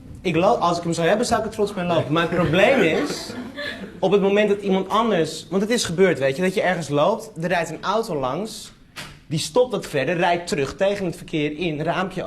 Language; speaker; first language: Dutch; native; Dutch